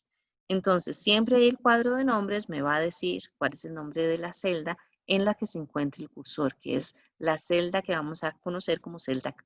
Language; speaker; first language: Spanish; native; Spanish